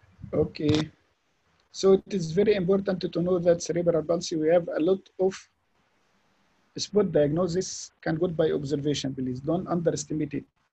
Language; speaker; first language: English; non-native, fluent; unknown